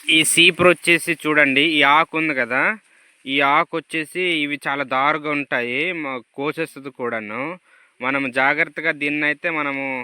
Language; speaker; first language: Telugu; non-native, local second language; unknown